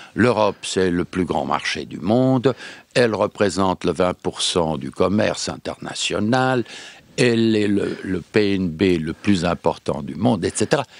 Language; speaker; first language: French; non-native, fluent; Serbian